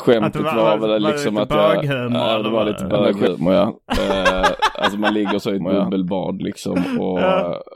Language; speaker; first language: Swedish; native; Swedish